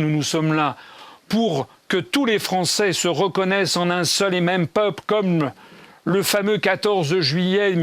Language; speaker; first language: French; native; French